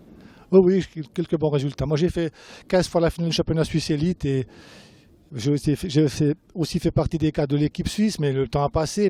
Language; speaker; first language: French; native; French